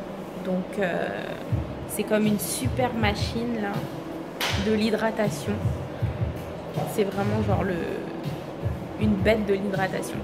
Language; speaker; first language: French; native; French